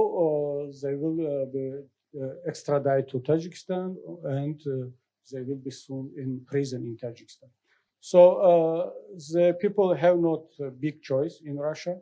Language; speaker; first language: English; non-native, learner; Tajik